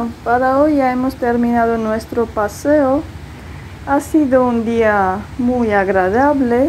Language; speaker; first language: Spanish; non-native, fluent; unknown